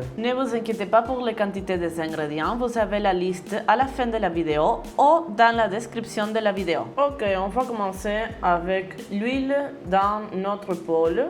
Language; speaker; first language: French; non-native, fluent; Spanish